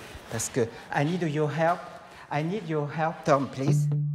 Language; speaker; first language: English; non-native, learner; French